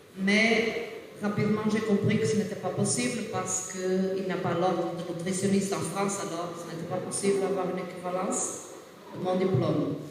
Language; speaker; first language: French; non-native, fluent; Portuguese